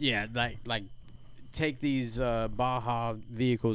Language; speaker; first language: English; native; English